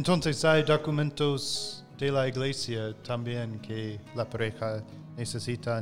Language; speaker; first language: Spanish; non-native, fluent; English